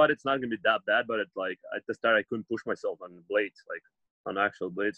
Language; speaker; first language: English; non-native, fluent; Russian